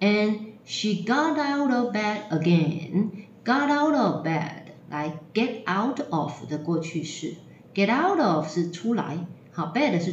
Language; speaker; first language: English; non-native, fluent; Chinese